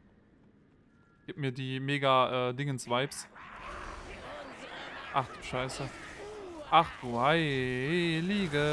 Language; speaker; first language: German; native; German